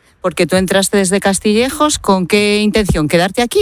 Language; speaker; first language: Spanish; native; Spanish